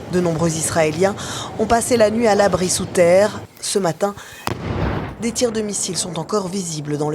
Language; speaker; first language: French; native; French